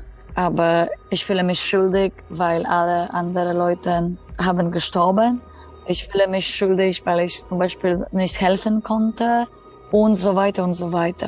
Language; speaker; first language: German; non-native, fluent; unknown